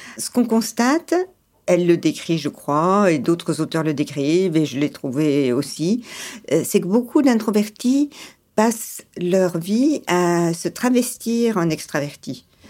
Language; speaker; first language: French; early bilingual, other home language; English